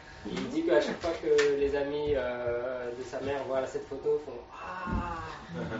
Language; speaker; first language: French; native; French